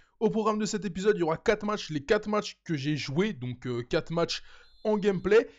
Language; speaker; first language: French; native; French